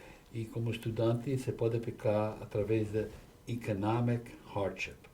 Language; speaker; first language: Portuguese; non-native, fluent; English